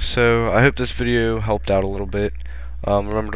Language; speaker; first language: English; native; English